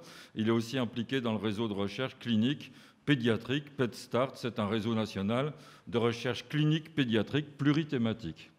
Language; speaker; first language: French; native; French